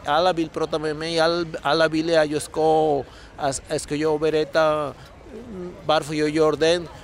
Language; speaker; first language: Swedish; non-native, learner; Spanish